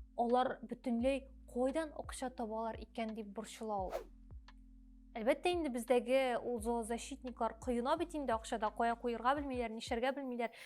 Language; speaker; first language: Tatar; native; Tatar